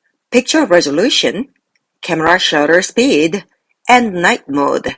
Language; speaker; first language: English; non-native, fluent; Korean